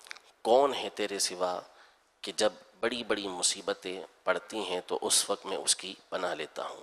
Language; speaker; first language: Urdu; native; Urdu